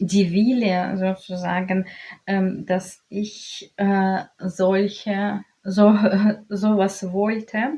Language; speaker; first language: German; non-native, learner; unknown